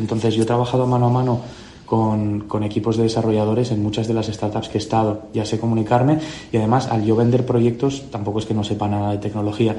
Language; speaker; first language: Spanish; native; Spanish